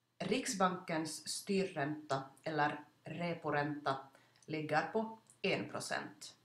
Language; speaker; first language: Swedish; native; Swedish